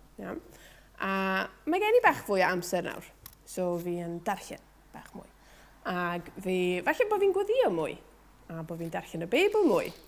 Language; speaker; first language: Welsh; native; Welsh